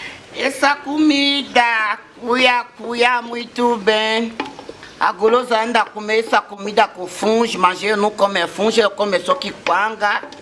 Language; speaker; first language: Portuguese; non-native, learner; Lingala